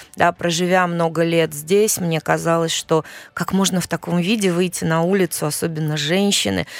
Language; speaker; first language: Russian; native; Russian